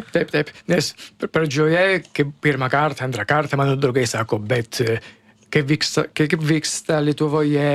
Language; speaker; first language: Lithuanian; non-native, learner; Italian